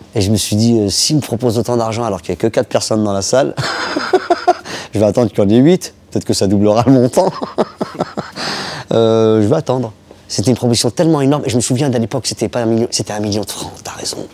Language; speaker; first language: French; native; French